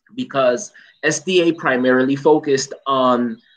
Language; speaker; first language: English; native; English